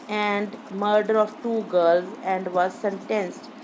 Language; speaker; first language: English; non-native, local second language; Punjabi